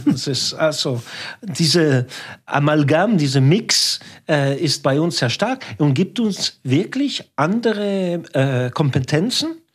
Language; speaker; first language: German; non-native, local second language; French